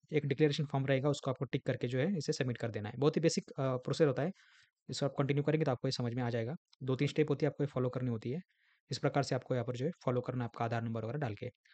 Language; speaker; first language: Hindi; non-native, local second language; Marathi